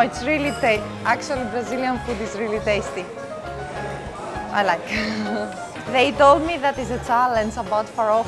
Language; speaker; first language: English; non-native, fluent; Greek